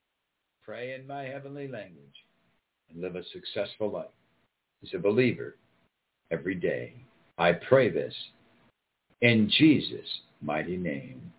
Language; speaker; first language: English; native; English